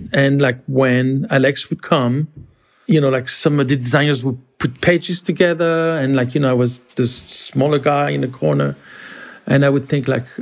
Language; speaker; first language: English; non-native, fluent; French